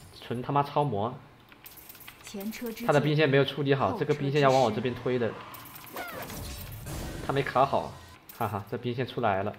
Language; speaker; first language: Chinese; native; Chinese